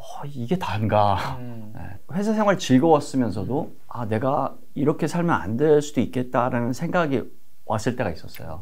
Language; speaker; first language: Korean; native; Korean